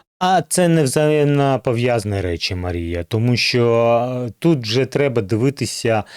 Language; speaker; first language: Ukrainian; non-native, local second language; Russian